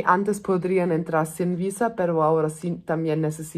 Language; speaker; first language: Spanish; non-native, fluent; German